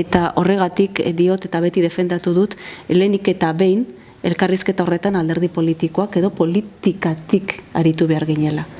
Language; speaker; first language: Basque; native; Basque